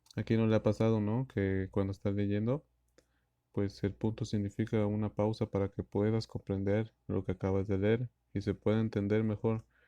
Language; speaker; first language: Spanish; native; Spanish